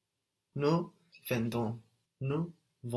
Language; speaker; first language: French; non-native, learner; English